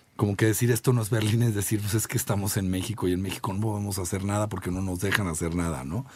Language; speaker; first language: Spanish; native; Spanish